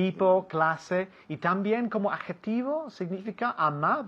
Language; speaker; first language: Spanish; non-native, fluent; English